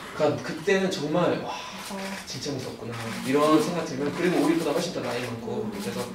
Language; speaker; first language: Korean; non-native, fluent; German